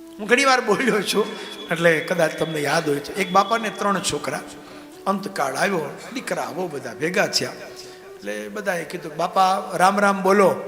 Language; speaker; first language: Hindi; non-native, local second language; Gujarati